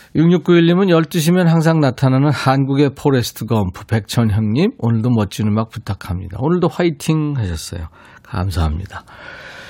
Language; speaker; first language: Korean; native; Korean